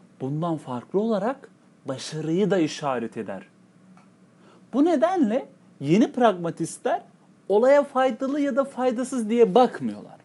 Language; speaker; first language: Turkish; native; Turkish